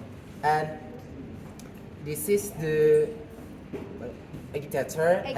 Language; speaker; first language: English; non-native, learner; Indonesian